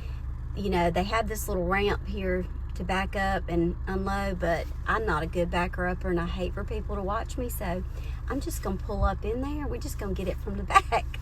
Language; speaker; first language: English; native; English